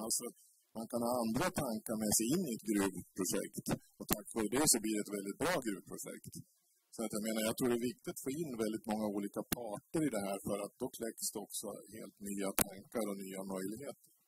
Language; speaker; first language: Swedish; native; Swedish